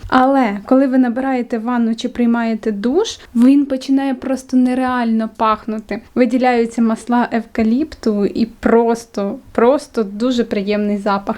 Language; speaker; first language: Ukrainian; non-native, local second language; Russian